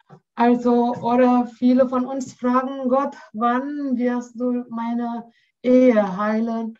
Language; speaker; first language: German; non-native, learner; Indonesian